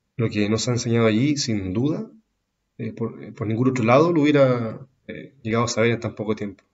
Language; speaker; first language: Spanish; native; Spanish